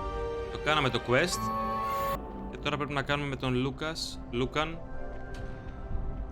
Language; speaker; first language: Greek; native; Greek